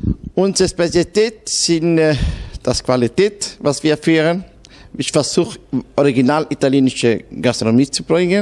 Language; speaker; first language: German; non-native, fluent; Italian